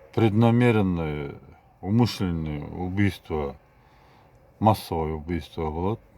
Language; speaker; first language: Russian; non-native, local second language; Kyrgyz